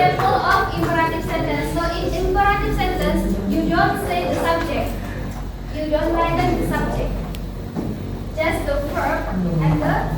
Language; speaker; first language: English; non-native, learner; Indonesian